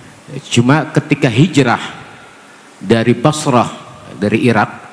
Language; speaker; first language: Indonesian; native; Indonesian